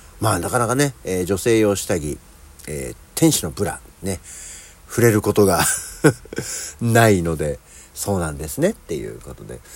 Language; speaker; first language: Japanese; native; Japanese